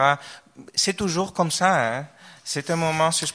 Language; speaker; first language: French; non-native, fluent; Greek